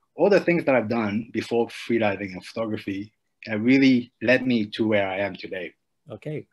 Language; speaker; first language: English; early bilingual, other home language; Japanese